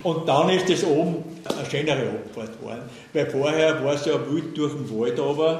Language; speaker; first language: German; native; German